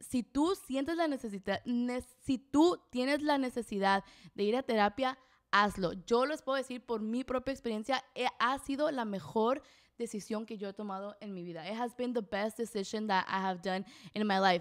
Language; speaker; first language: Spanish; early bilingual, heritage; Spanish